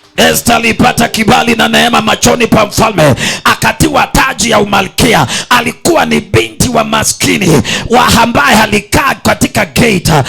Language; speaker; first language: Swahili; non-native, local second language; Kamba